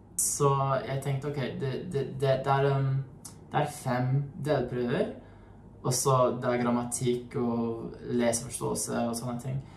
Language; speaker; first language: Norwegian; non-native, fluent; English